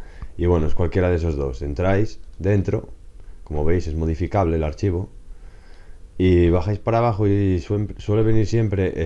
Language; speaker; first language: Spanish; native; Spanish